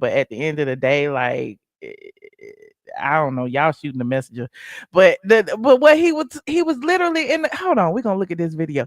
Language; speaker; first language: English; native; English